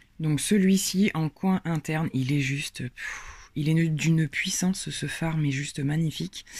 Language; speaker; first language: French; native; French